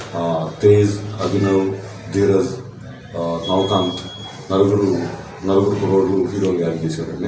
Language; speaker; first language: Telugu; native; Telugu